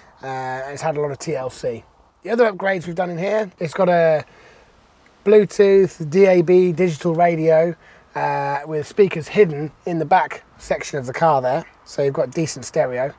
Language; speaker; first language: English; native; English